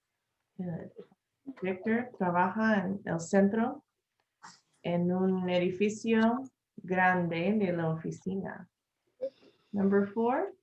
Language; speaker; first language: Spanish; non-native, learner; English